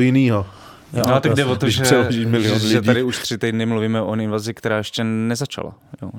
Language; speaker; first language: Czech; native; Czech